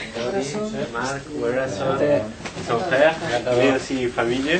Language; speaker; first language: French; non-native, fluent; Spanish